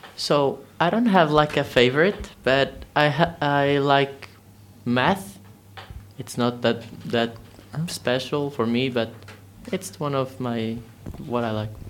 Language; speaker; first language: English; non-native, learner; Portuguese